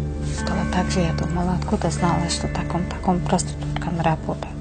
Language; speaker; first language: Russian; non-native, learner; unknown